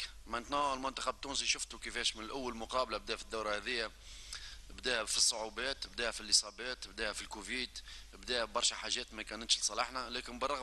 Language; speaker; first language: Arabic; native; Arabic